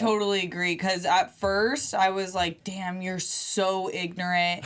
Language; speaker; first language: English; native; English